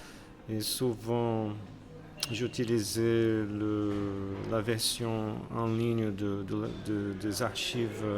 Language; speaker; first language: French; non-native, fluent; Portuguese